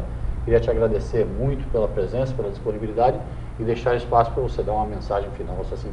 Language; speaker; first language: Portuguese; native; Portuguese